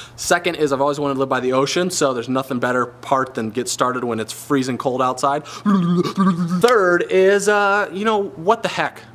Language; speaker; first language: English; native; English